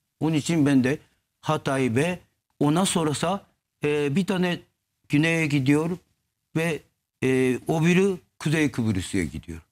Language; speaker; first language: Turkish; non-native, learner; Japanese